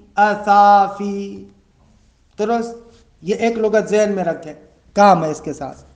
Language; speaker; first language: Urdu; non-native, local second language; Sindhi